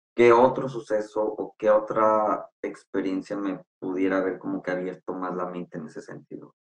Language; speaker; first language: Spanish; native; Spanish